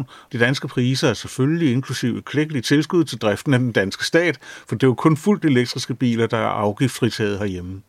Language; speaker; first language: Danish; native; Danish